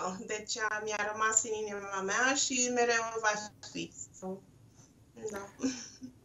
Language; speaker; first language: Romanian; non-native, local second language; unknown